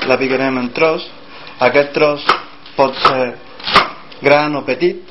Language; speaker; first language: Catalan; non-native, learner; Spanish